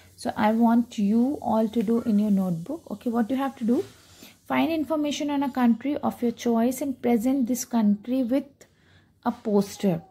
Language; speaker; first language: English; non-native, local second language; Hindi